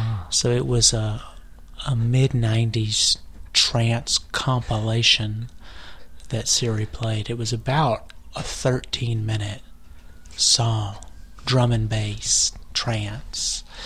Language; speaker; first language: English; native; English